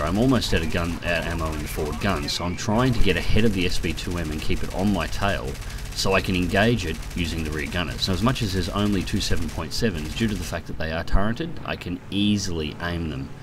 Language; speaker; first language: English; native; English